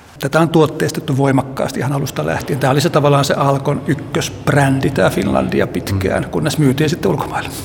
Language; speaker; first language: Finnish; native; Finnish